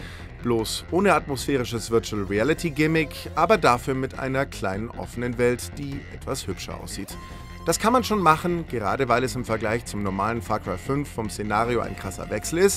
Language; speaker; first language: German; native; German